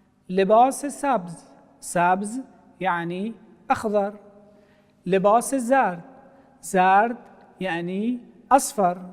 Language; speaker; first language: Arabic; non-native, fluent; Persian